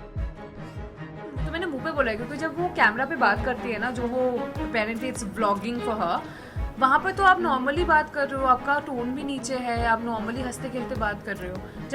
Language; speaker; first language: Hindi; non-native, local second language; Bangla